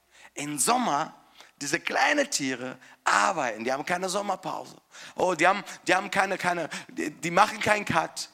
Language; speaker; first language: German; non-native, fluent; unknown